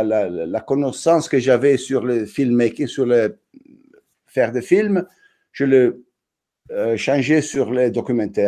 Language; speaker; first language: French; non-native, fluent; Italian